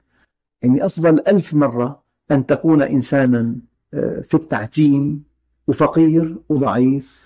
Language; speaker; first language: Arabic; native; Arabic